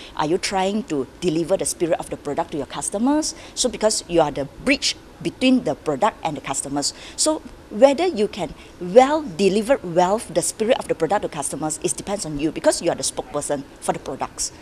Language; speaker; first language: English; non-native, local second language; Chinese